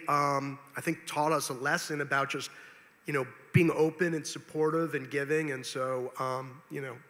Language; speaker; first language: English; native; English